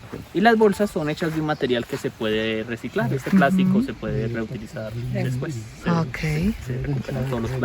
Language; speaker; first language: Spanish; native; Spanish